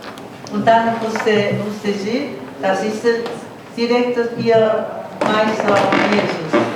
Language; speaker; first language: German; non-native, fluent; Korean